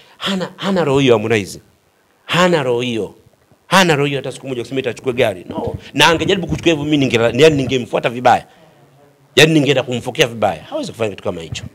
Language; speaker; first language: Swahili; native; Swahili